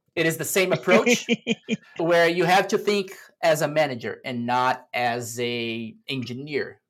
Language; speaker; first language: English; non-native, fluent; Portuguese